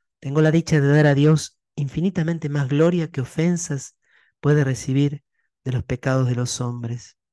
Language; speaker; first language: Spanish; native; Spanish